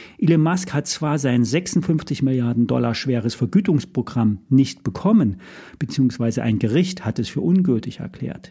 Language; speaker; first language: German; native; German